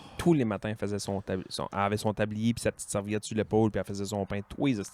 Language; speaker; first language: French; native; French